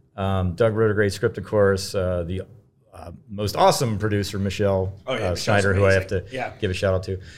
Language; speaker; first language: English; native; English